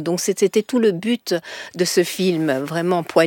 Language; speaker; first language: French; native; French